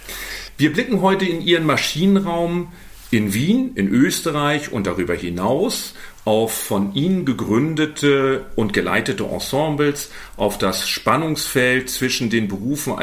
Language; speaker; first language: German; native; German